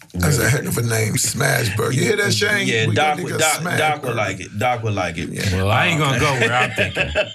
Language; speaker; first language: English; native; English